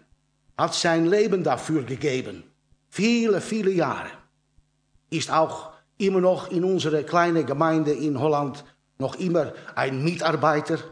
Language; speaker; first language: German; non-native, learner; Dutch